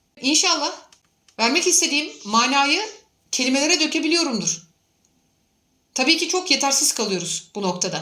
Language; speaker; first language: Turkish; native; Turkish